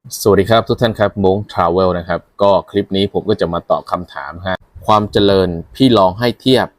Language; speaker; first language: Thai; native; Thai